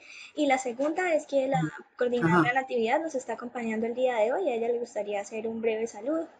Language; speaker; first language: Spanish; native; Spanish